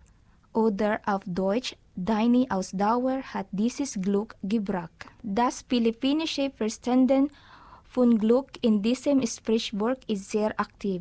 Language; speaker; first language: German; non-native, learner; Filipino